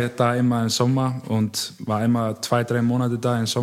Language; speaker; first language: German; non-native, learner; Icelandic